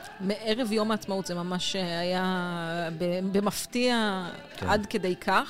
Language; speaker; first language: Hebrew; native; Hebrew